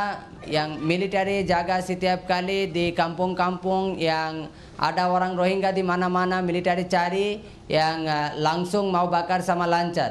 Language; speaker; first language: Indonesian; non-native, learner; Rohingya